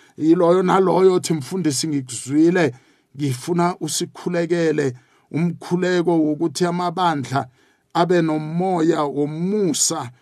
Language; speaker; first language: Zulu; non-native, local second language; South Ndebele